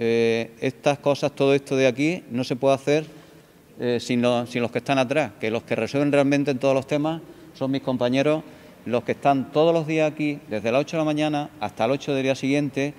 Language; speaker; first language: Spanish; native; Spanish